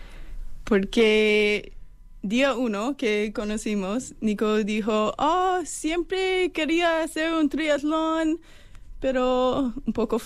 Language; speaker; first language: Spanish; non-native, fluent; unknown